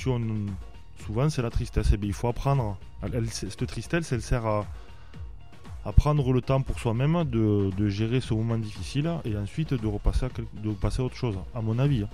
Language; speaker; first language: French; native; French